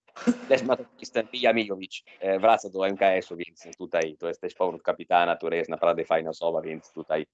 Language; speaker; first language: Polish; non-native, fluent; Italian